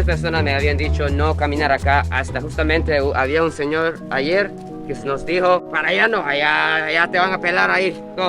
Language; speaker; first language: Spanish; non-native, fluent; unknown